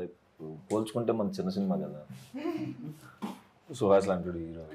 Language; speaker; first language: Telugu; native; Telugu